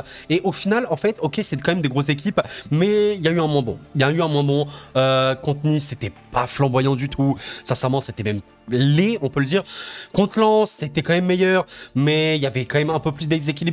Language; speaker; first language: French; native; French